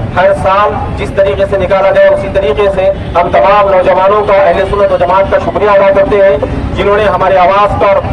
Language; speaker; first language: Urdu; native; Urdu